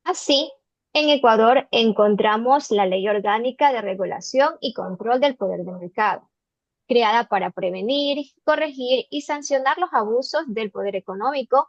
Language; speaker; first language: Spanish; native; Spanish